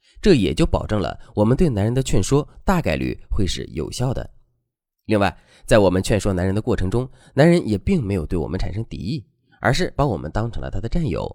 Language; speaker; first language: Chinese; native; Chinese